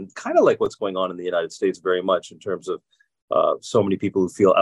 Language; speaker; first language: English; native; English